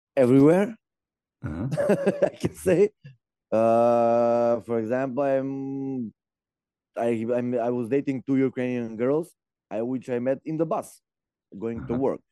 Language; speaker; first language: English; non-native, learner; Macedonian